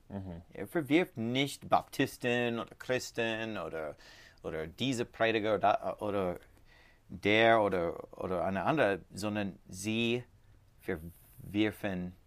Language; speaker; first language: German; non-native, learner; English